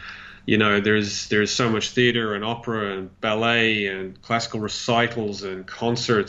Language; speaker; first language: English; native; English